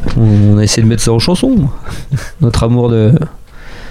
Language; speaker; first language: French; native; French